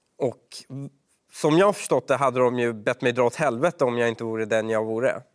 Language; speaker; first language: Swedish; early bilingual, other home language; Persian